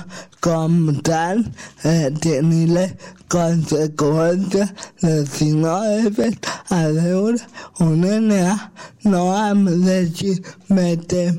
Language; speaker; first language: Catalan; non-native, local second language; Spanish